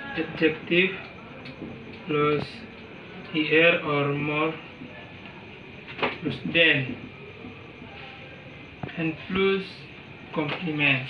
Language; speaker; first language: English; non-native, learner; Indonesian